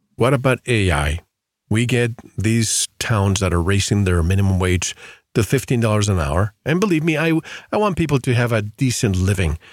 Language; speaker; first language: English; native; English